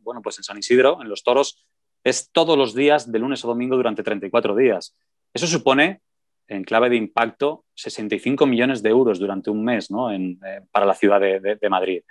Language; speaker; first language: Spanish; native; Spanish